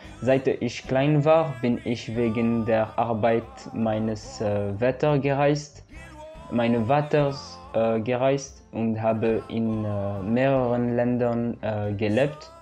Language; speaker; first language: German; non-native, learner; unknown